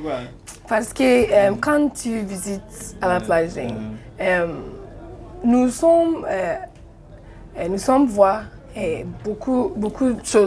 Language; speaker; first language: French; non-native, learner; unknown